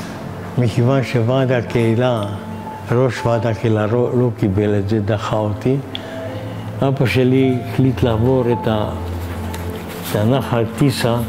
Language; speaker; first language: Hebrew; non-native, fluent; Hungarian